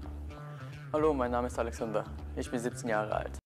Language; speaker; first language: German; early bilingual, heritage; German